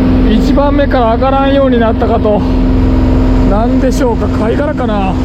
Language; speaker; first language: Japanese; native; Japanese